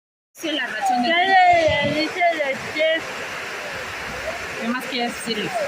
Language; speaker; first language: Spanish; native; Spanish